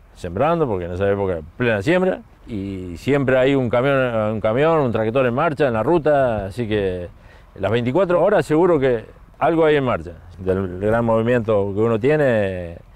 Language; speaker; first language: Spanish; native; Spanish